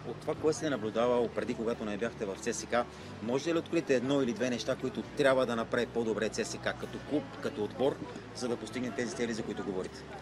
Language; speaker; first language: Bulgarian; native; Bulgarian